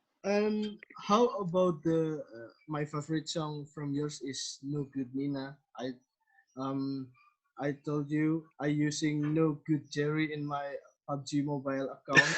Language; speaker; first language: English; non-native, learner; Indonesian